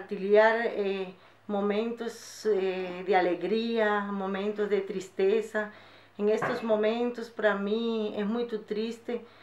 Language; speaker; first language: Portuguese; non-native, fluent; Spanish